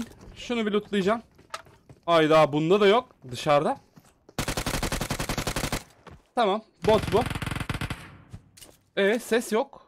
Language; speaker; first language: Turkish; native; Turkish